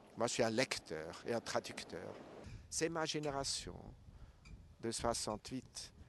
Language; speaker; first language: French; non-native, local second language; German